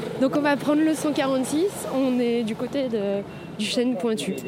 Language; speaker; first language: French; native; French